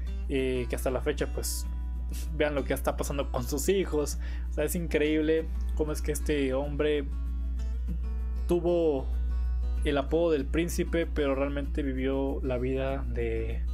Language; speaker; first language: Spanish; native; Spanish